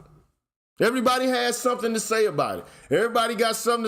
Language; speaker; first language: English; native; English